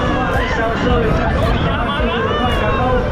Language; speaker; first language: Chinese; native; Chinese